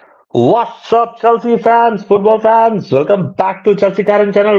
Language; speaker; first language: English; non-native, local second language; Malayalam